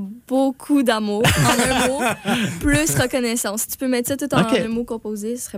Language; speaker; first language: French; native; French